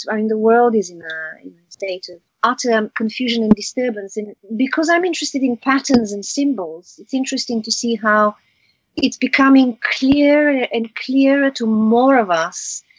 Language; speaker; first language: English; early bilingual, other home language; Bulgarian